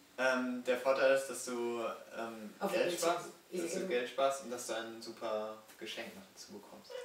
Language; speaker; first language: German; native; German